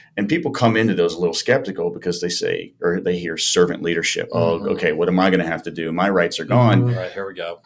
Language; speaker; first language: English; native; English